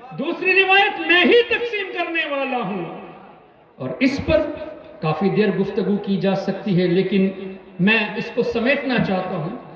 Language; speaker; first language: Urdu; non-native, local second language; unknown